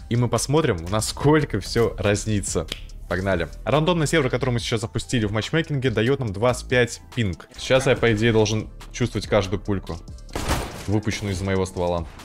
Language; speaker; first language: Russian; native; Russian